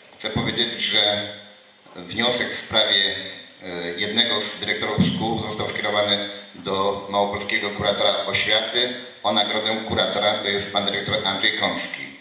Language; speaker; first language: Polish; native; Polish